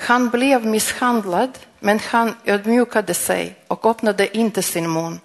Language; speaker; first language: Swedish; non-native, fluent; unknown